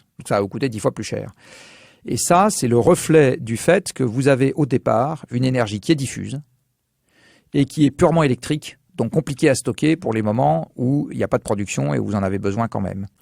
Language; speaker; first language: French; native; French